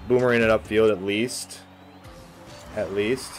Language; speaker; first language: English; native; English